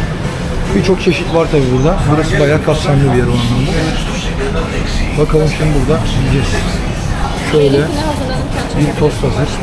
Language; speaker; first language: Turkish; native; Turkish